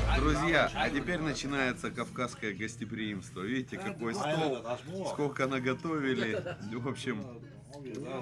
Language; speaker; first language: Russian; native; Russian